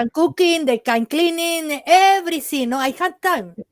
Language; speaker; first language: English; non-native, learner; Spanish